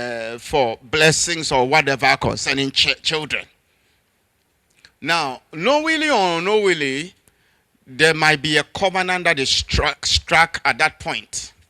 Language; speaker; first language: English; non-native, local second language; Akan